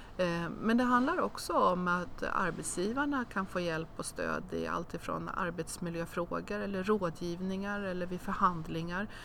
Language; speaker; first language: Swedish; native; Swedish